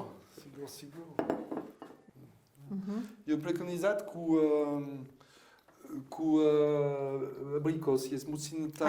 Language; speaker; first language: Romanian; non-native, learner; French